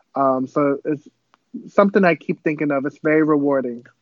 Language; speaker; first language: English; early bilingual, other home language; Kabuverdianu